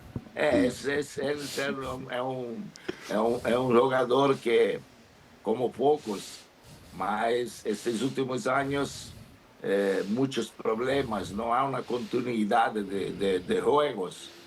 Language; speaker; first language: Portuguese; non-native, learner; Spanish